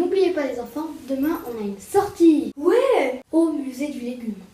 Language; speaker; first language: French; native; French